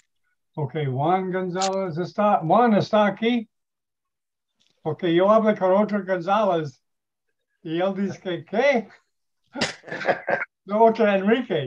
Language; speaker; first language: Spanish; non-native, learner; English